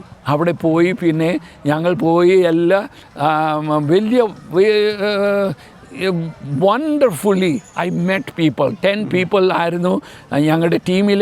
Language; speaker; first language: Malayalam; early bilingual, heritage; Malayalam